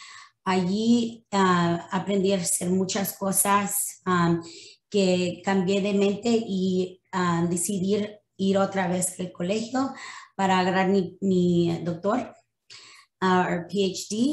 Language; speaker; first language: Spanish; early bilingual, other home language; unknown